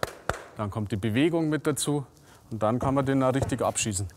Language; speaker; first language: German; native; German